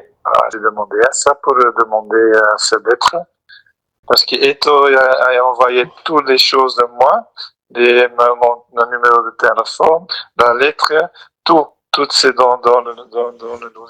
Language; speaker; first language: French; non-native, local second language; Dutch